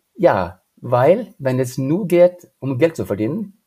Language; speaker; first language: German; non-native, fluent; Norwegian